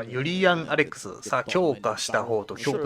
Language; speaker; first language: Japanese; native; Japanese